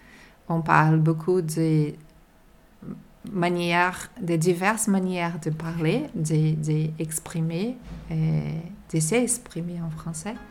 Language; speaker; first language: French; non-native, fluent; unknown